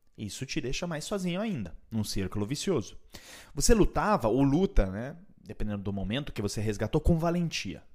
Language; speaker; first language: Portuguese; non-native, fluent; Italian